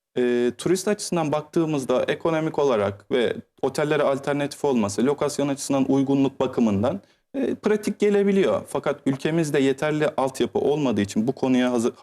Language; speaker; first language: Turkish; native; Turkish